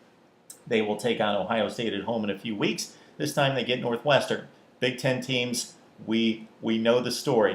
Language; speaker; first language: English; native; English